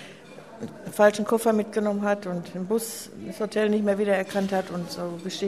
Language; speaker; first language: German; native; German